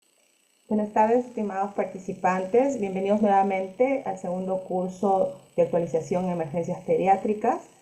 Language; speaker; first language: Spanish; native; Spanish